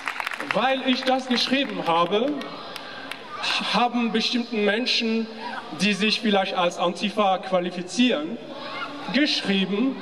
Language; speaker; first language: German; non-native, fluent; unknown